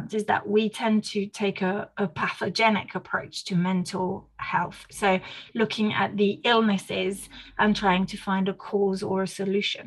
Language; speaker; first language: English; non-native, fluent; French